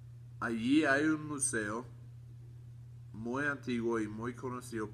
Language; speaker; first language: Spanish; non-native, learner; English